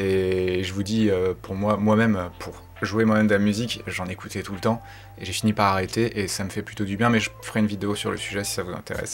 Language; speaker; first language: French; native; French